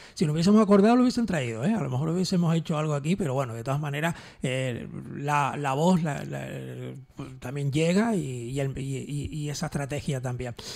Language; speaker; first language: Spanish; native; Spanish